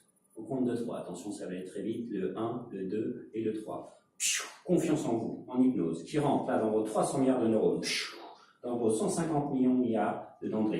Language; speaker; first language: French; native; French